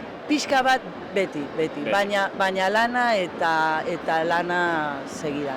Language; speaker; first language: Basque; non-native, local second language; Spanish